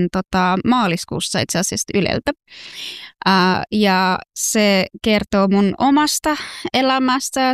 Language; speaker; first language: Finnish; non-native, fluent; Persian